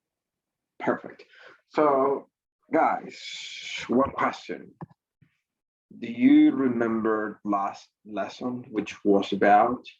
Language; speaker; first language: English; non-native, fluent; Spanish